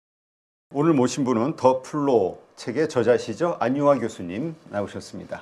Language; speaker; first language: Korean; native; Korean